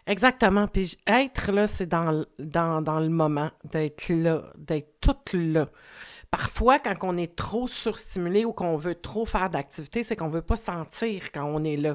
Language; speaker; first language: French; native; French